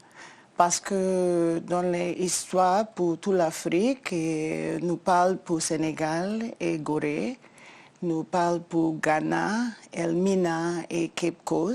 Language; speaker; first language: French; non-native, learner; English